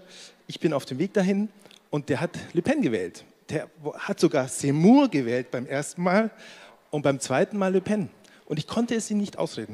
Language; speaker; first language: German; native; German